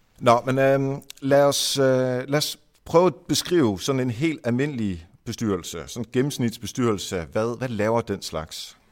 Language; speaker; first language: Danish; early bilingual, other home language; Dutch